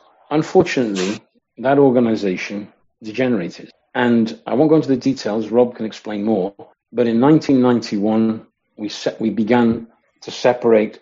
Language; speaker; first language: English; native; English